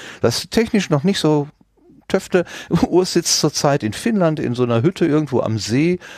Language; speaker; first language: German; native; German